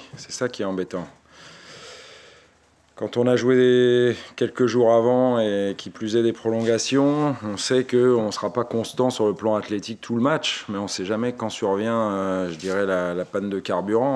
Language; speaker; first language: French; native; French